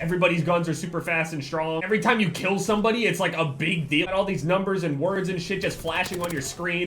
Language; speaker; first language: English; native; English